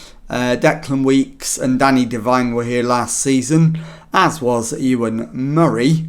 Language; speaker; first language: English; native; English